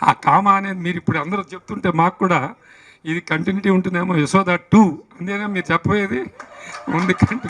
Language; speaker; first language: Telugu; native; Telugu